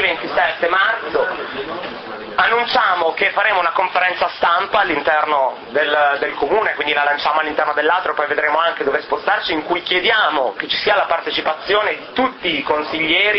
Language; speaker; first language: Italian; native; Italian